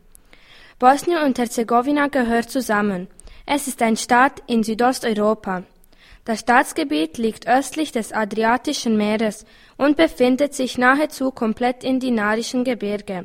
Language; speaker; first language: German; early bilingual, other home language; Bosnian